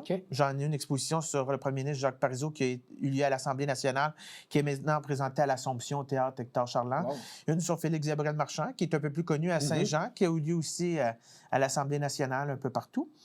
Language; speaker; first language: French; native; French